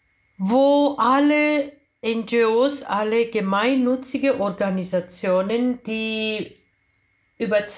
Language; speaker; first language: German; non-native, fluent; Georgian